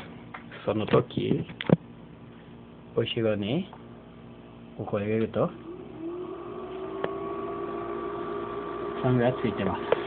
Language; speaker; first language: Japanese; non-native, fluent; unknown